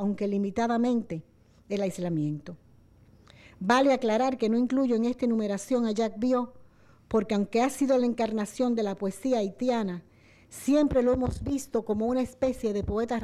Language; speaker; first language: Spanish; native; Spanish